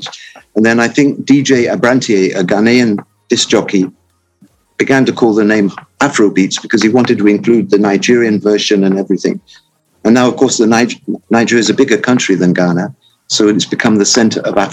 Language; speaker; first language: English; native; English